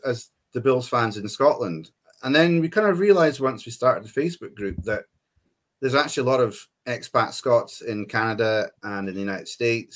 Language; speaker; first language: English; native; English